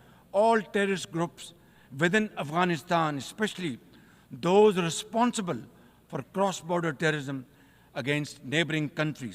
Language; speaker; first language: English; non-native, local second language; Urdu